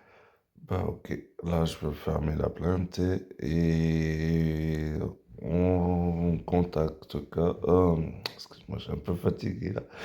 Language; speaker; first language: French; non-native, learner; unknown